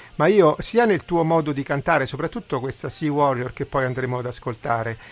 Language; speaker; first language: Italian; native; Italian